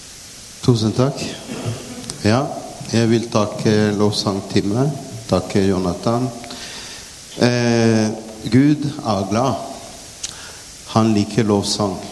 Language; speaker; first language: Norwegian; non-native, fluent; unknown